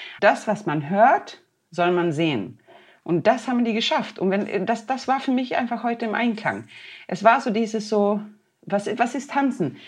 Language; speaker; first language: German; non-native, fluent; Swedish